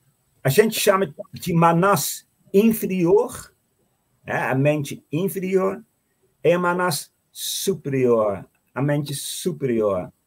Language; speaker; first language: Portuguese; non-native, fluent; Dutch